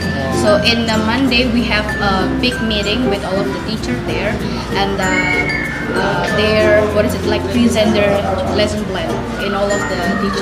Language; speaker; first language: English; non-native, fluent; Indonesian